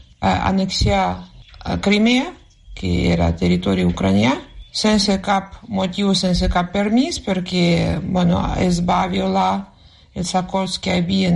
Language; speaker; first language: Catalan; non-native, fluent; Russian